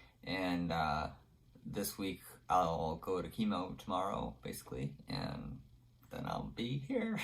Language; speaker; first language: English; native; English